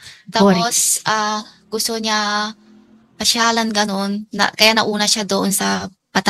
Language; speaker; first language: Filipino; non-native, learner; Chinese